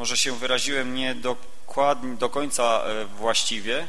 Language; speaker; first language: Polish; native; Polish